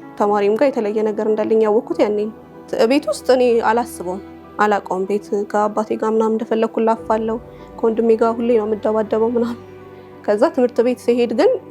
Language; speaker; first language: Amharic; native; Amharic